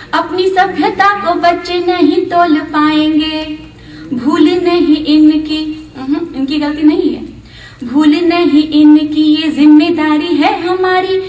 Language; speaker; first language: Hindi; native; Hindi